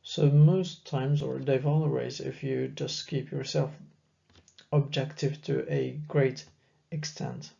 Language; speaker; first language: English; non-native, fluent; French